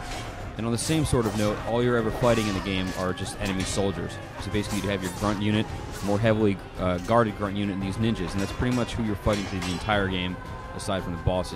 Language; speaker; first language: English; native; English